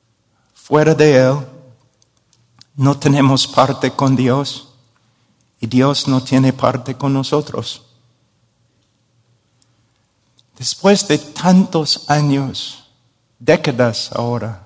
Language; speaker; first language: Spanish; non-native, fluent; English